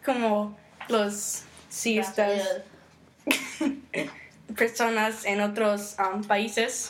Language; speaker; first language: Spanish; non-native, learner; English